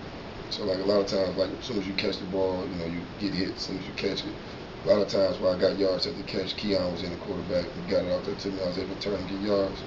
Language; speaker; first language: English; native; English